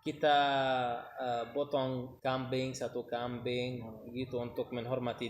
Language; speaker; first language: Indonesian; non-native, learner; Arabic